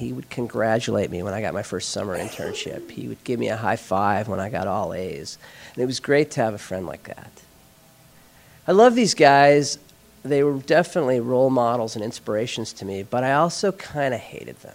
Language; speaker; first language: English; native; English